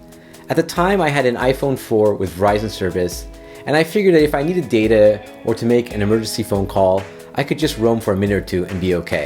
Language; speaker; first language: English; native; English